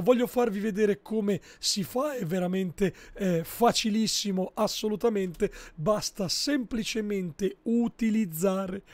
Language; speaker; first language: Italian; native; Italian